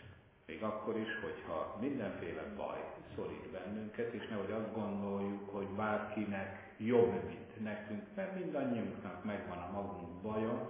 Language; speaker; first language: Hungarian; native; Hungarian